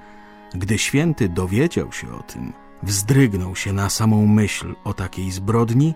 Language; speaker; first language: Polish; native; Polish